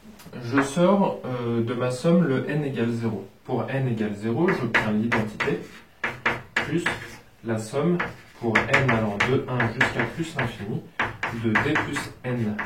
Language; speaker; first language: French; native; French